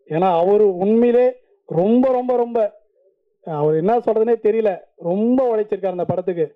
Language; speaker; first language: Tamil; native; Tamil